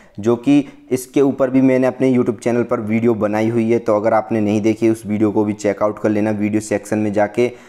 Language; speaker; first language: Hindi; native; Hindi